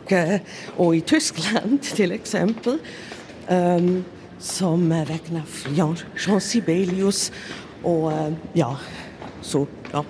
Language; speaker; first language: Swedish; non-native, fluent; German